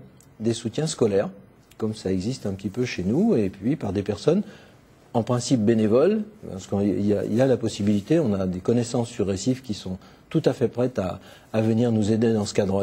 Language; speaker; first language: French; native; French